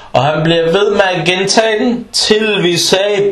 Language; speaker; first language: Danish; early bilingual, other home language; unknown